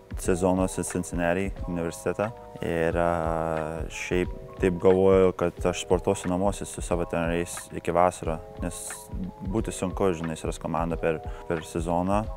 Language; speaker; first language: Lithuanian; early bilingual, heritage; Lithuanian